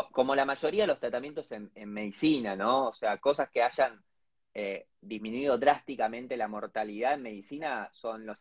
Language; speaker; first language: Spanish; native; Spanish